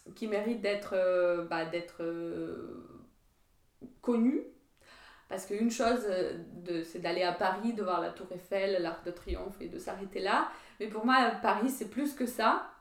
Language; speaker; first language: French; non-native, fluent; Ukrainian